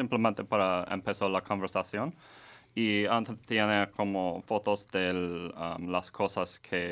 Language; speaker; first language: Spanish; non-native, learner; English